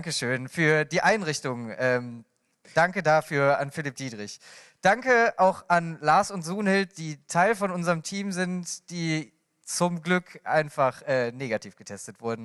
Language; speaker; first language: German; native; German